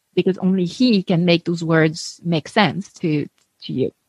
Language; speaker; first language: English; non-native, fluent; French